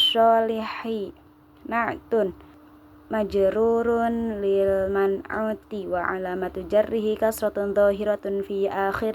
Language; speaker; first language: Arabic; non-native, learner; Indonesian